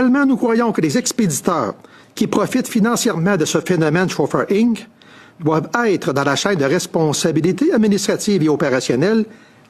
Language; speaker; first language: French; native; French